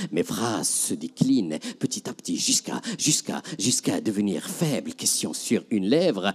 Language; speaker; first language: French; non-native, local second language; Arabic